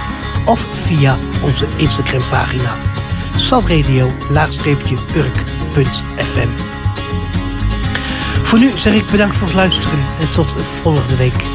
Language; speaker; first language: Dutch; native; Dutch